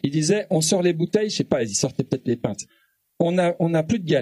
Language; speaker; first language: French; native; French